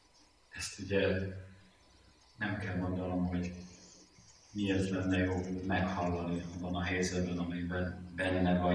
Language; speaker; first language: Hungarian; native; Hungarian